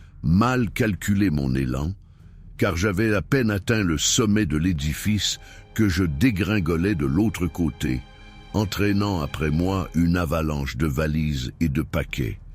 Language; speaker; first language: French; native; French